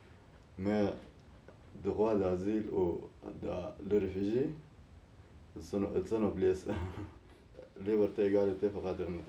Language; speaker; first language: French; non-native, learner; Arabic